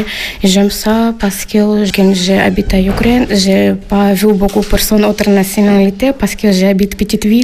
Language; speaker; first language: French; non-native, learner; Ukrainian